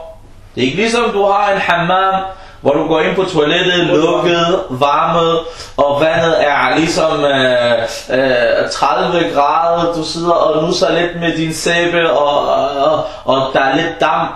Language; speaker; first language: Danish; non-native, fluent; Arabic